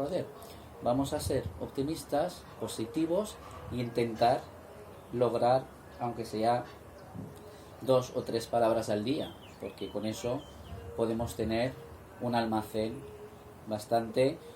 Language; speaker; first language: Spanish; non-native, fluent; Arabic